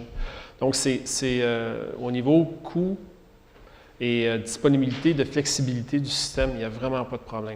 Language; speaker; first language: French; native; French